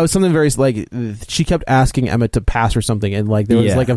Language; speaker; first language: English; native; English